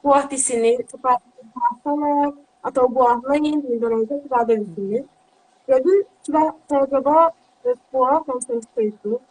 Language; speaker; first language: Indonesian; non-native, learner; Turkish